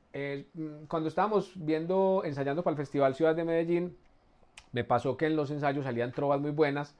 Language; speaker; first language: Spanish; native; Spanish